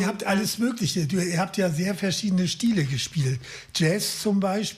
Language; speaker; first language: German; native; German